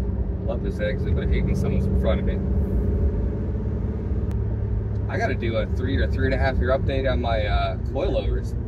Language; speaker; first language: English; native; English